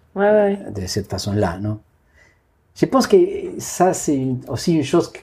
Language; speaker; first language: French; non-native, fluent; Spanish